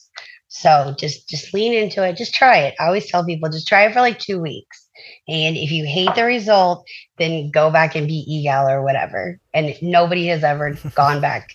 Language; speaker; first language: English; native; English